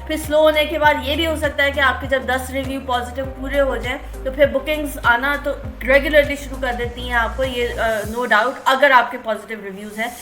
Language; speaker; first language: Urdu; native; Urdu